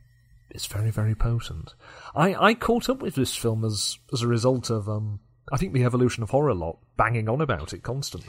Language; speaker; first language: English; native; English